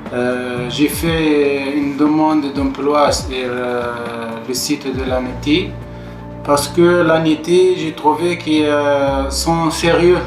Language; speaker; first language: French; non-native, local second language; Arabic